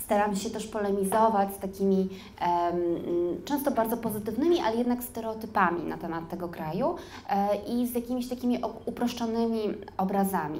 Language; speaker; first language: Polish; native; Polish